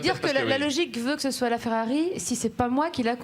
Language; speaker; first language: French; native; French